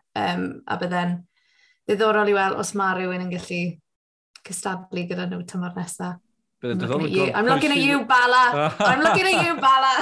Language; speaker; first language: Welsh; native; Welsh